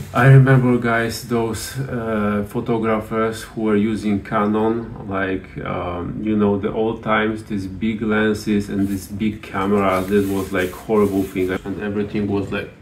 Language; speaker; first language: English; non-native, fluent; Polish